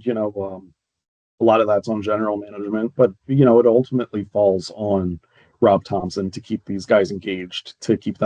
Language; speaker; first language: English; native; English